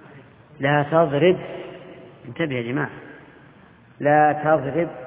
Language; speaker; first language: Arabic; native; Arabic